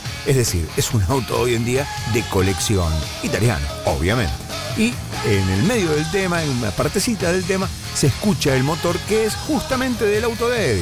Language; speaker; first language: Spanish; native; Spanish